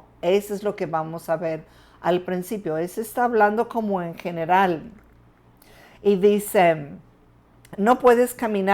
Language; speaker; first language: Spanish; non-native, fluent; English